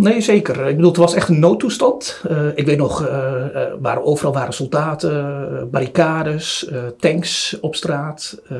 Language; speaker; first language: Dutch; early bilingual, other home language; Turoyo